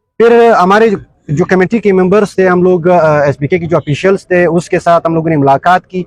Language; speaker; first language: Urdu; non-native, local second language; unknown